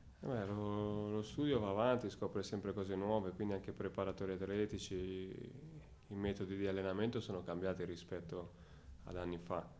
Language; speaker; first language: Italian; native; Italian